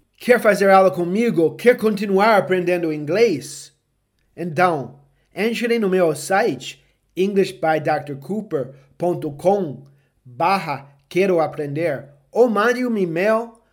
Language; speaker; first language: Portuguese; non-native, fluent; English